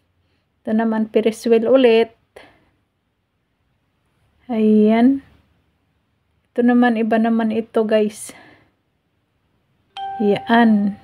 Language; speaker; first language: Filipino; native; Filipino